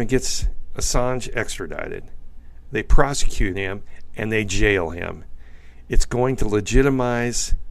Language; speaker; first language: English; native; English